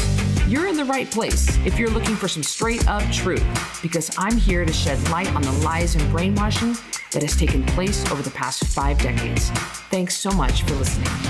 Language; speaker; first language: English; native; English